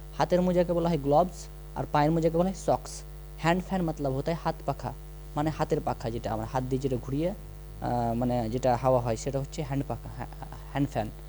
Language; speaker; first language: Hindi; non-native, local second language; Bangla